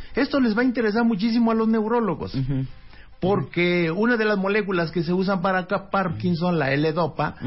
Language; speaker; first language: Spanish; native; Spanish